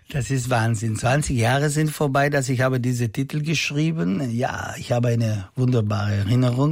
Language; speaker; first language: German; non-native, learner; Italian